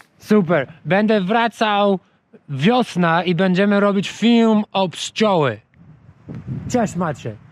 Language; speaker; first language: Polish; non-native, learner; English